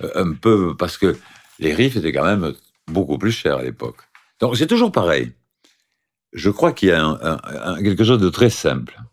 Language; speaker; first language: French; native; French